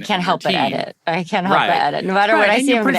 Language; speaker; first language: English; native; English